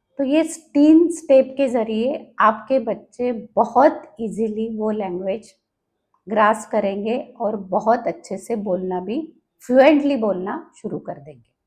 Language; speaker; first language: Hindi; non-native, local second language; Marathi